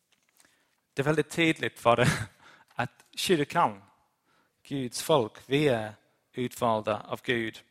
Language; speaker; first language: Swedish; non-native, fluent; English